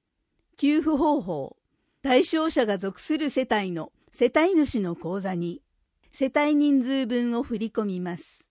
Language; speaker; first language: Japanese; native; Japanese